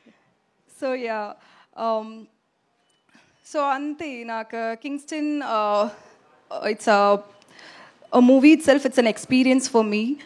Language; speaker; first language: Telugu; non-native, learner; Tamil